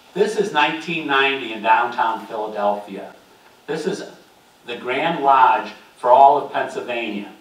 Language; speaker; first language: English; native; English